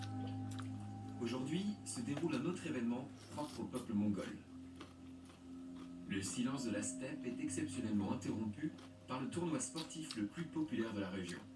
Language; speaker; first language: French; native; French